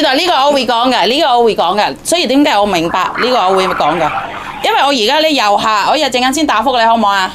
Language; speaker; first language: Cantonese; non-native, fluent; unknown